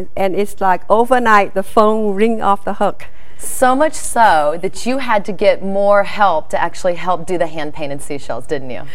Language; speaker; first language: English; non-native, learner; Vietnamese